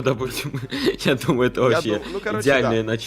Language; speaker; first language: Russian; native; Russian